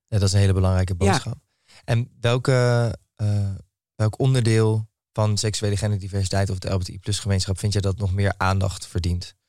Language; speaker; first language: Dutch; native; Dutch